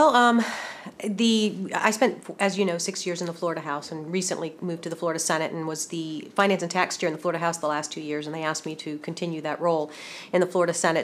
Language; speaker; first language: English; native; English